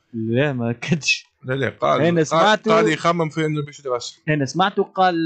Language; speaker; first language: Arabic; native; Arabic